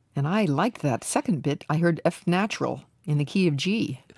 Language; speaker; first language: English; native; English